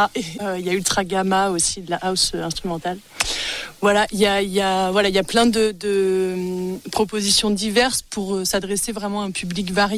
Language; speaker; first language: French; native; French